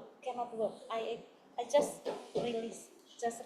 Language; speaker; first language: English; non-native, learner; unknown